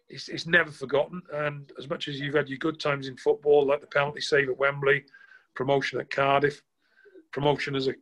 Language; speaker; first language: English; native; English